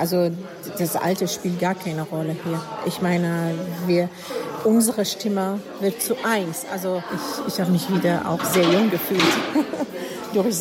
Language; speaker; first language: German; non-native, fluent; Arabic